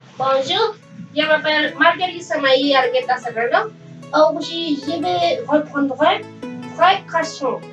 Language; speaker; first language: French; non-native, learner; Spanish